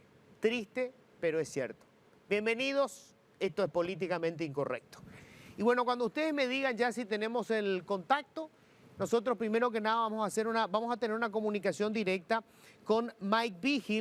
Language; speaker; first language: Spanish; native; Spanish